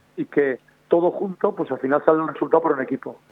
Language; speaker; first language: Spanish; native; Spanish